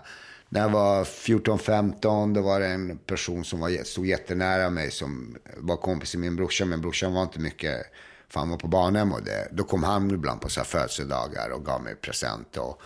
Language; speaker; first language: Swedish; native; Swedish